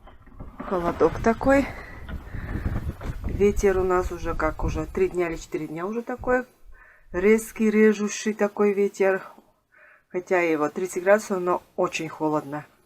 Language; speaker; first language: Russian; native; Russian